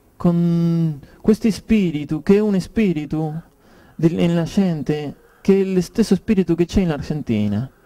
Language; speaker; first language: Italian; non-native, learner; Spanish